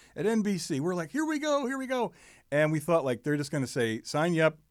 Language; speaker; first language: English; native; English